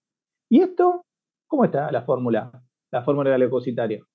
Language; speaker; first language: Spanish; native; Spanish